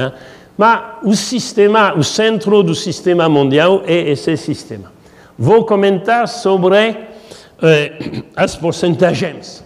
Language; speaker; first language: Portuguese; non-native, learner; French